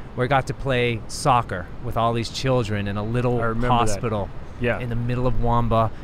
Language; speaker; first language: English; native; English